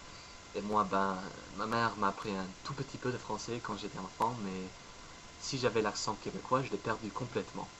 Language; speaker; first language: French; non-native, fluent; English